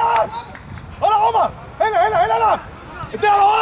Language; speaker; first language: Arabic; native; Arabic